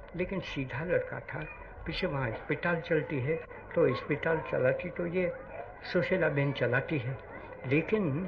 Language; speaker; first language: Hindi; non-native, local second language; Gujarati